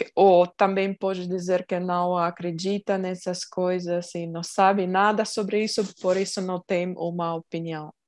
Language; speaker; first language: Portuguese; non-native, learner; Ukrainian